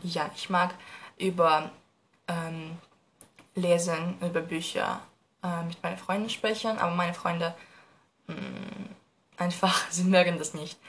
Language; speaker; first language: German; non-native, learner; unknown